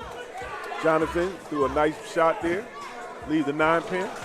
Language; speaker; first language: English; native; English